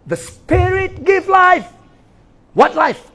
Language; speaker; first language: English; non-native, local second language; Malay